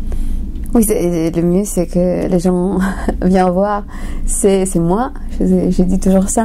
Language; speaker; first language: French; non-native, fluent; Romanian